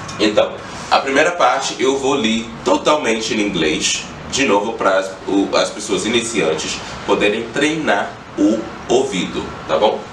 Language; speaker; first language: Portuguese; non-native, fluent; English